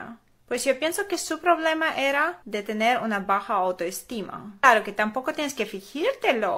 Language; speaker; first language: Spanish; non-native, fluent; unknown